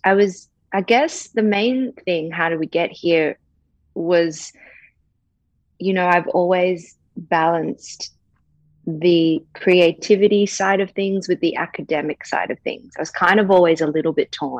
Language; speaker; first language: English; native; English